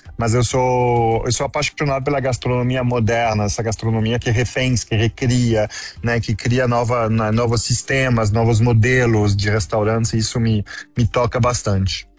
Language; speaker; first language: Portuguese; non-native, fluent; French